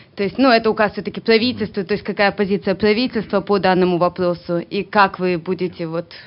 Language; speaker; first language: Russian; native; Russian